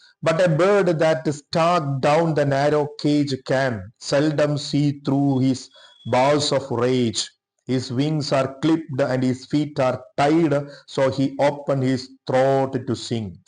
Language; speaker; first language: English; non-native, local second language; Malayalam